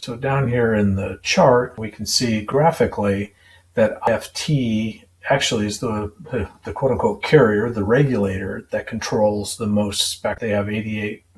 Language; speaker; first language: English; native; English